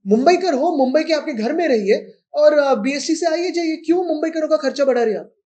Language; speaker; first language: Hindi; non-native, local second language; Marathi